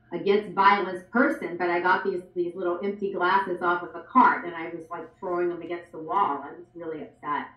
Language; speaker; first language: English; native; English